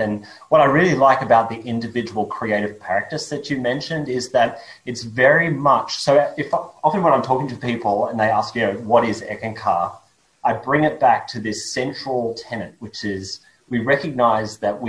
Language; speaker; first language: English; native; English